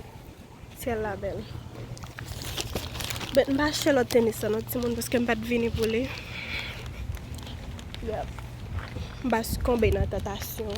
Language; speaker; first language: French; non-native, local second language; Haitian Creole